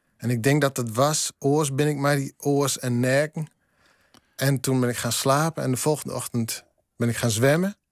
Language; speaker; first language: Dutch; non-native, local second language; Western Frisian